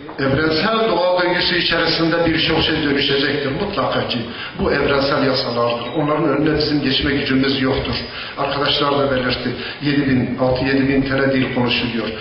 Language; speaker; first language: Turkish; non-native, local second language; Zaza